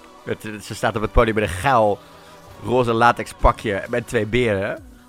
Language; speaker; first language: Dutch; native; Dutch